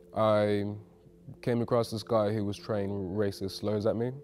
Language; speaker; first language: English; native; English